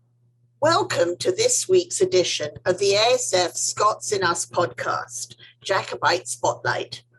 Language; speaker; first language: English; native; English